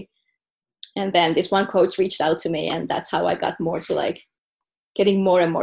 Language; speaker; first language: English; non-native, fluent; Finnish